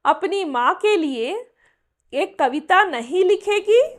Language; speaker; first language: Hindi; non-native, local second language; Telugu